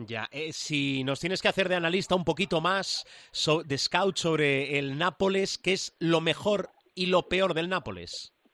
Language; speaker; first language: Spanish; native; Spanish